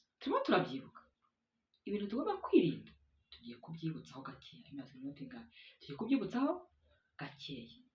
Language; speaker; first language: Kinyarwanda; native; Kinyarwanda